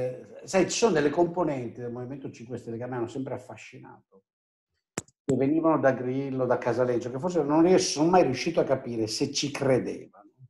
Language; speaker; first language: Italian; native; Italian